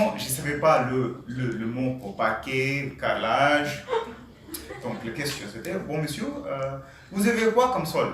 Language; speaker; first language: French; non-native, learner; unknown